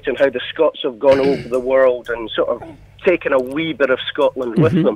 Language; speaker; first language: English; native; English